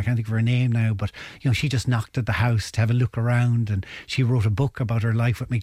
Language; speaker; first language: English; native; English